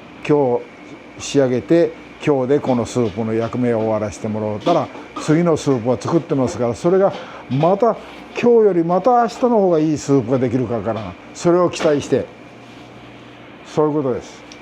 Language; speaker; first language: Japanese; native; Japanese